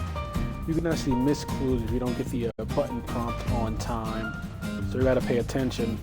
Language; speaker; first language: English; native; English